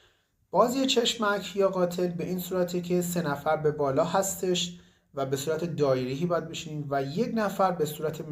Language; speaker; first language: Persian; native; Persian